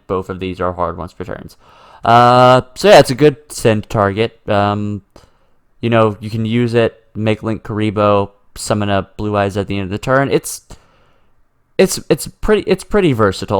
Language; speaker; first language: English; native; English